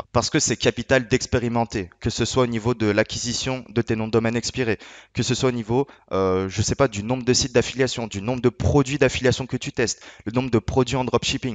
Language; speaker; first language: French; native; French